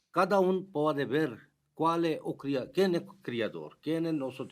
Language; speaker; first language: Portuguese; non-native, fluent; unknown